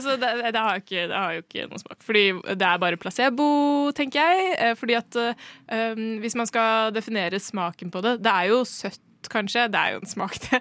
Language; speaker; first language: Norwegian; native; Norwegian